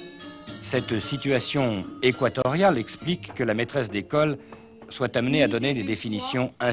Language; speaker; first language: French; native; French